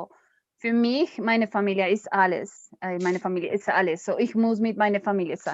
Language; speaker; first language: German; non-native, learner; Spanish